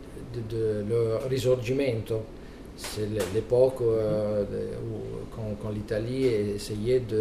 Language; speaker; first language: French; non-native, fluent; Italian